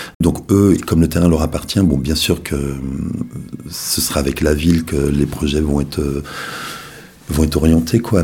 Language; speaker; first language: French; native; French